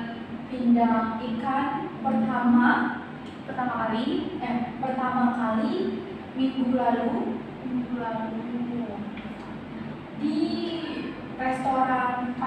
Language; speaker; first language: Indonesian; non-native, learner; Arabic